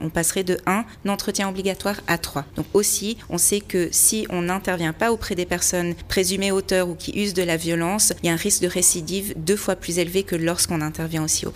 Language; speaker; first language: French; native; French